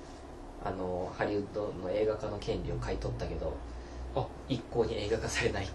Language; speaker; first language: Japanese; native; Japanese